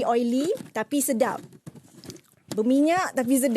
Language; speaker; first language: Malay; native; Malay